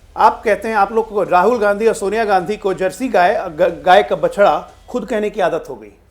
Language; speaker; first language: Hindi; native; Hindi